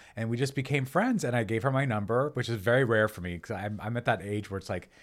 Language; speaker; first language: English; native; English